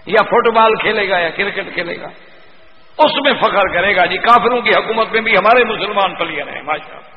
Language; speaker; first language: Urdu; non-native, local second language; Punjabi